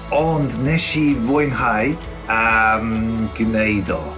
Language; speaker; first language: Welsh; non-native, learner; English